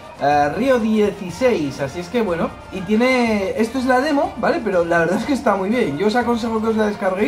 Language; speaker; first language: Spanish; native; Spanish